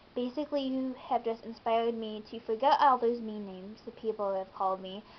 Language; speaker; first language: English; native; English